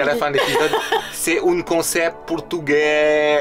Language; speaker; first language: French; native; French